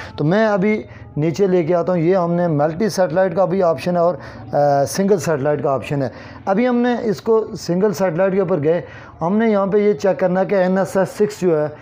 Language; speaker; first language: Urdu; non-native, local second language; Kashmiri